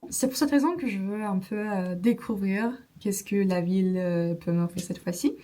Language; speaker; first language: French; non-native, fluent; Turkish